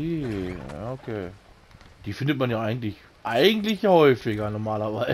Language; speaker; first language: German; native; German